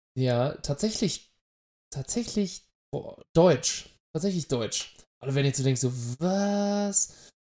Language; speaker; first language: German; native; German